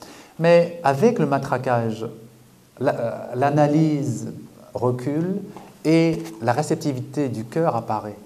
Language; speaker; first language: French; native; French